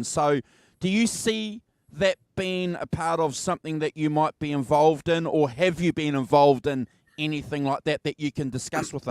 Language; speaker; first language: English; native; English